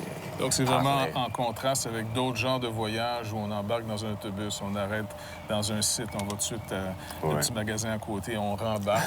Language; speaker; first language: French; native; French